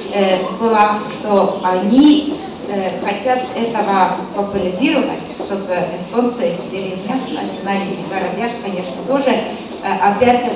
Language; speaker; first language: Russian; non-native, fluent; Estonian